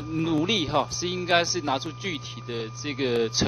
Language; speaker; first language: Chinese; native; Chinese